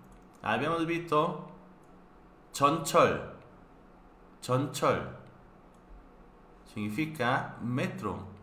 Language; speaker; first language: Spanish; non-native, fluent; Korean